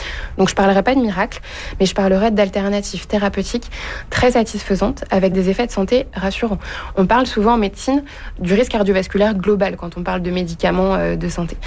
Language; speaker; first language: French; native; French